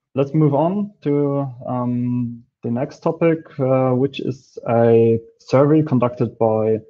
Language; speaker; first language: English; non-native, fluent; Polish